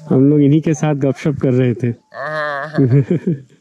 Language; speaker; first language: Hindi; non-native, local second language; Bangla